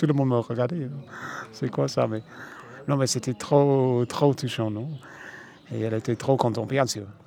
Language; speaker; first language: French; non-native, fluent; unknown